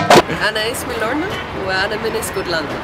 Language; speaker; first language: Arabic; non-native, learner; English